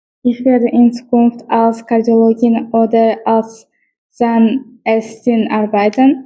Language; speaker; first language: German; non-native, learner; Uzbek